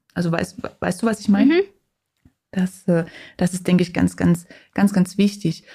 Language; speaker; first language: German; native; German